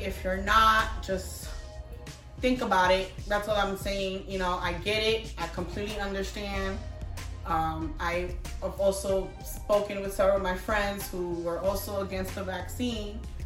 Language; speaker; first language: English; early bilingual, other home language; Spanish